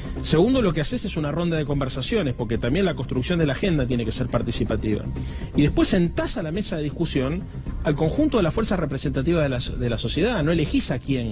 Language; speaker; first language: Spanish; native; Spanish